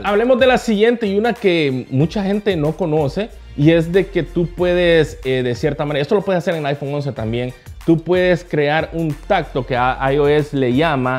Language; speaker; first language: Spanish; native; Spanish